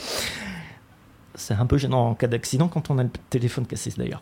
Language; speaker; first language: French; native; French